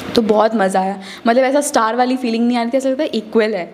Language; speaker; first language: Hindi; native; Hindi